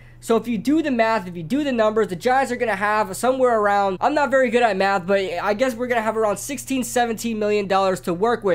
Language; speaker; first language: English; native; English